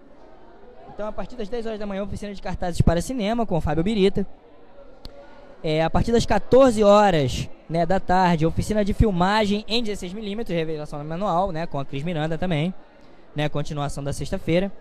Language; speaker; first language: Portuguese; native; Portuguese